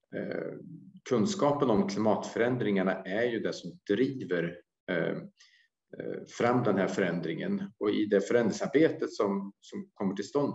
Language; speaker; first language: Swedish; native; Swedish